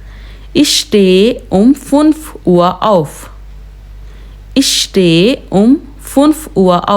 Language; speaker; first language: German; non-native, fluent; Urdu